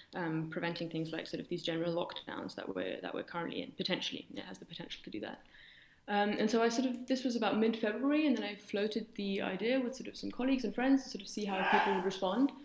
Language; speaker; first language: English; native; English